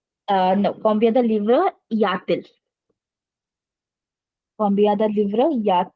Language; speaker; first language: French; non-native, fluent; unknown